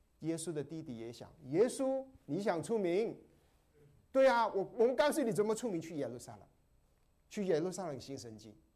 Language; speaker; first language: Chinese; non-native, local second language; Cantonese